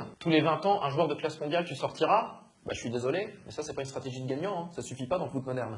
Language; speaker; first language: French; native; French